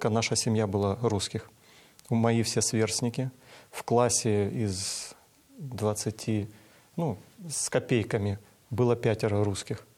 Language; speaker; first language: Russian; native; Russian